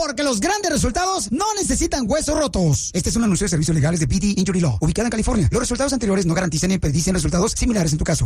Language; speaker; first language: Spanish; native; Spanish